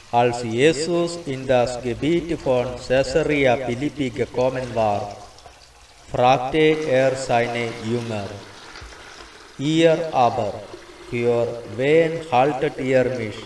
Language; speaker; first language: German; non-native, fluent; Malayalam